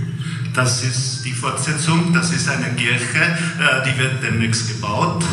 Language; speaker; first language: German; non-native, fluent; Czech